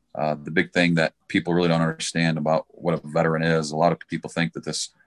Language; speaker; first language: English; native; English